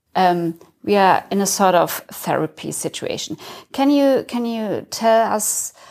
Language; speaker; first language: English; non-native, fluent; German